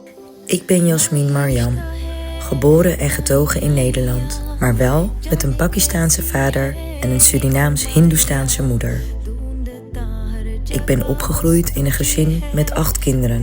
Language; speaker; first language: Dutch; early bilingual, other home language; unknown